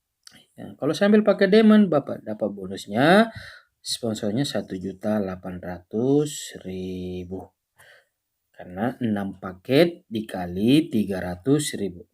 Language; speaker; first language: Indonesian; native; Indonesian